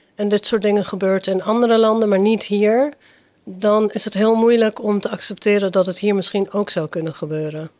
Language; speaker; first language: Dutch; early bilingual, other home language; Persian